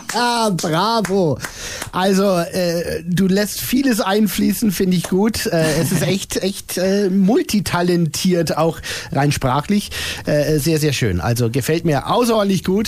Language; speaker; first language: German; native; German